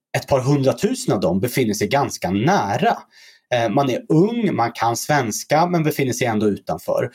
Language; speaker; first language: Swedish; early bilingual, other home language; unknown